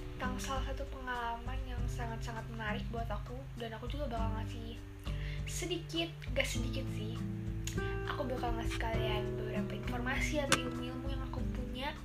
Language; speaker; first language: Indonesian; native; Indonesian